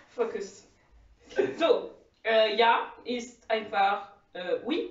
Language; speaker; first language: German; non-native, learner; French